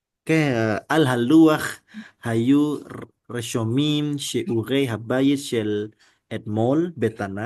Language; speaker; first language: Hebrew; non-native, learner; Indonesian